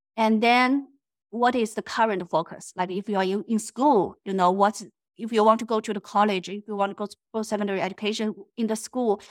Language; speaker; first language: English; non-native, fluent; Chinese